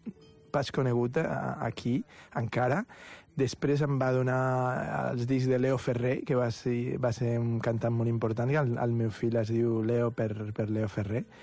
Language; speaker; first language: Catalan; non-native, local second language; Spanish